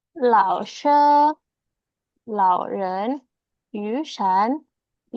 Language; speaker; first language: Chinese; non-native, learner; Indonesian